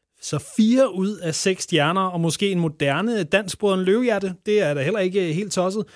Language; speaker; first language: Danish; native; Danish